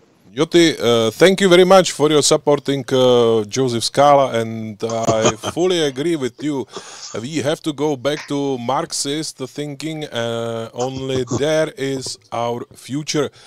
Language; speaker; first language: English; non-native, learner; Czech